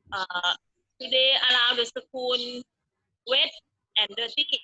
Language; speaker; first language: English; non-native, learner; Thai